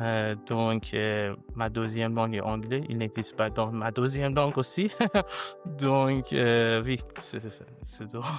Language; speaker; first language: French; non-native, learner; Persian